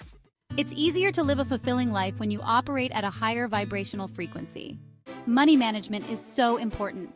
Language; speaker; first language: English; native; English